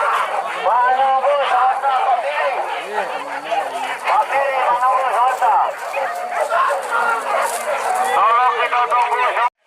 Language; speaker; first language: Indonesian; non-native, local second language; Minangkabau